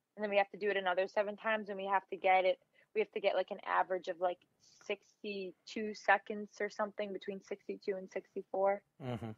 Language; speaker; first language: English; native; English